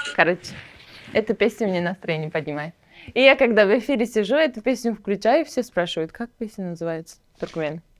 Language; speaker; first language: Russian; non-native, local second language; Uzbek